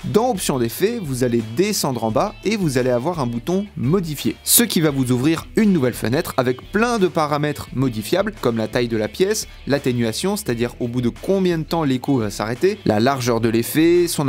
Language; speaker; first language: French; native; French